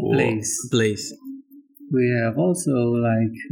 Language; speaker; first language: English; non-native, learner; Indonesian